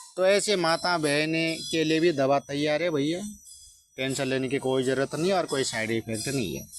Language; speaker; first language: Hindi; native; Hindi